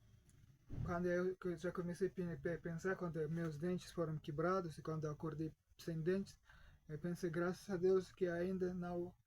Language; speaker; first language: Portuguese; non-native, fluent; Russian